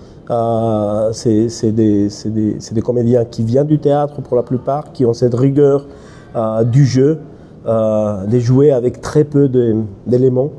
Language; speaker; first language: French; non-native, fluent; Spanish